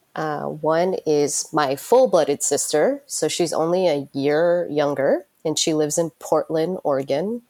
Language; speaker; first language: English; native; English